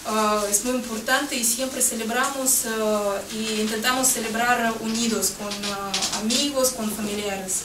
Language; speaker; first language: Spanish; non-native, fluent; Russian